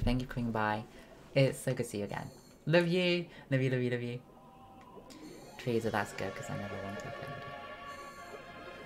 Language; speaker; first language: English; native; English